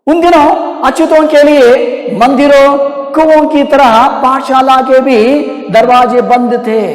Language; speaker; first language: Hindi; non-native, local second language; Kannada